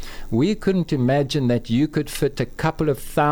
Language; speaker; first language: English; native; English